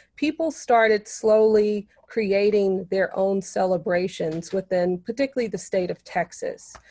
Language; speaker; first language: English; native; English